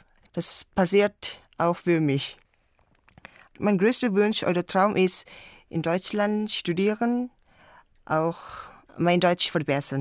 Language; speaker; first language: German; non-native, learner; Indonesian